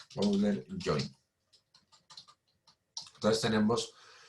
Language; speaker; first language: Spanish; native; Spanish